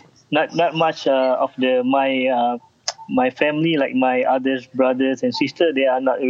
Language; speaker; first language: English; non-native, local second language; Malay